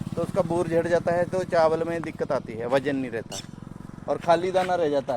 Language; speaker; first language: Hindi; non-native, local second language; Punjabi